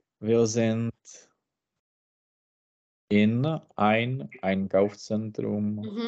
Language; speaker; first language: German; non-native, learner; Czech